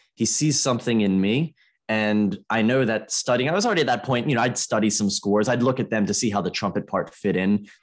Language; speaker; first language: English; native; English